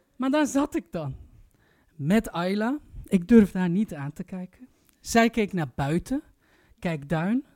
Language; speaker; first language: Dutch; early bilingual, other home language; Turkish